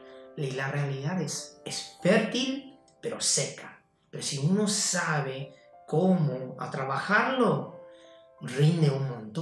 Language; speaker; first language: Spanish; non-native, fluent; Chinese